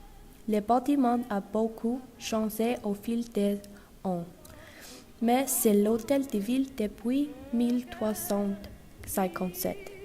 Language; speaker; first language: French; non-native, learner; Icelandic